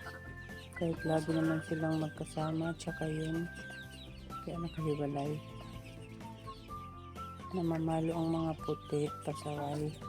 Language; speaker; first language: Filipino; native; Filipino